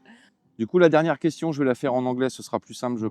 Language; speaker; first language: French; native; French